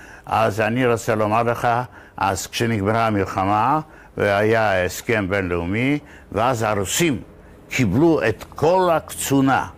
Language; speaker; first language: Hebrew; non-native, fluent; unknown